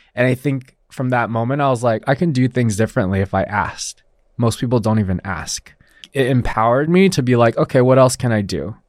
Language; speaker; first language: English; early bilingual, other home language; Chinese